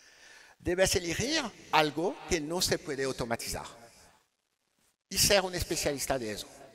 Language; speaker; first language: Spanish; non-native, learner; French